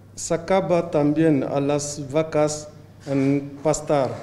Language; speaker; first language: Spanish; non-native, learner; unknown